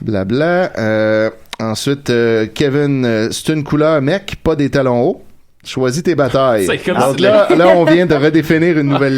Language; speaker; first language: French; native; French